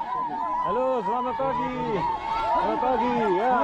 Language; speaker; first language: Indonesian; non-native, learner; English